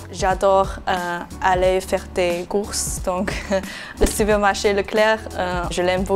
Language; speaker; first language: French; non-native, learner; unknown